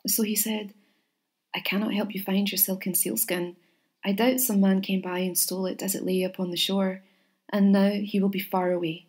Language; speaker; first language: English; native; English